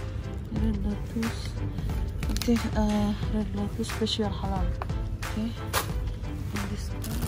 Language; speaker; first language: English; non-native, learner; Indonesian